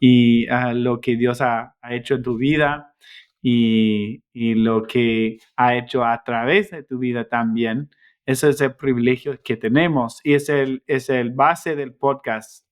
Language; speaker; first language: Spanish; non-native, fluent; English